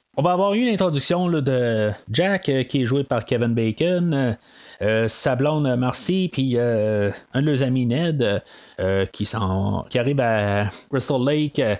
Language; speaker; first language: French; native; French